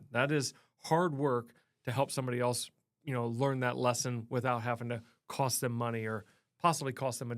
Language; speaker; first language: English; native; English